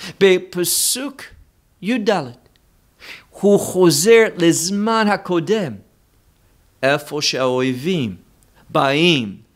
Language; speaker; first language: Hebrew; non-native, fluent; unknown